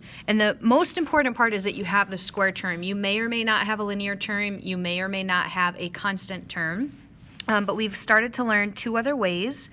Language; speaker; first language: English; native; English